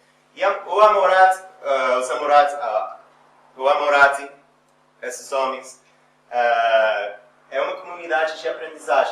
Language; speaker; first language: Portuguese; non-native, fluent; English